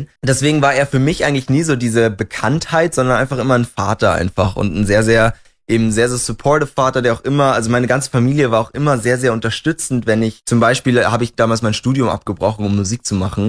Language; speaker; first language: German; native; German